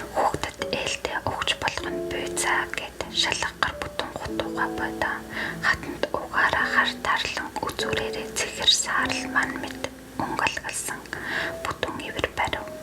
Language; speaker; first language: Mongolian; native; Mongolian